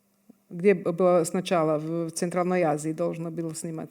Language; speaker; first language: Russian; non-native, fluent; Serbian